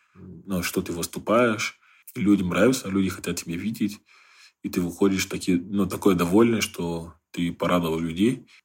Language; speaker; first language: Russian; non-native, fluent; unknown